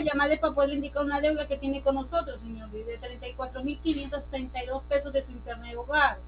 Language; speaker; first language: Spanish; native; Spanish